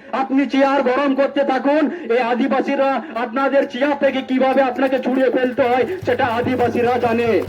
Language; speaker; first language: Bangla; non-native, local second language; Santali